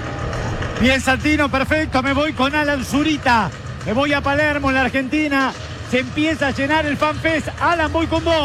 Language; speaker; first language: Spanish; native; Spanish